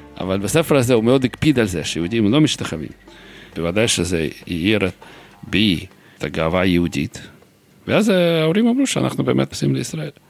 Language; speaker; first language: Hebrew; non-native, fluent; Russian